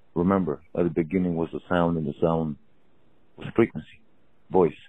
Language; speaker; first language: English; non-native, fluent; Romanian